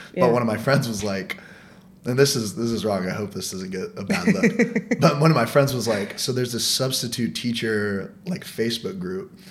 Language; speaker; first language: English; native; English